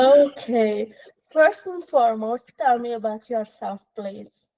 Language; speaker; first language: English; non-native, learner; Hungarian